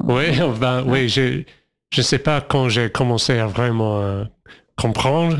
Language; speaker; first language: French; non-native, fluent; English